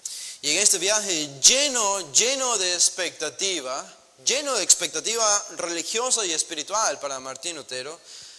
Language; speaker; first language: Spanish; native; Spanish